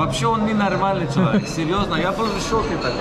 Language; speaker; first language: Russian; non-native, learner; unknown